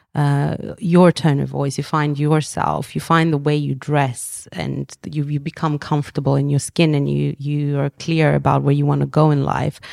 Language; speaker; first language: English; early bilingual, other home language; Romanian